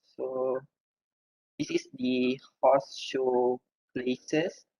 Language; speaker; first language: English; non-native, local second language; Malay